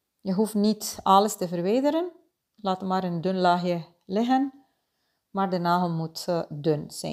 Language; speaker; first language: Dutch; non-native, fluent; Spanish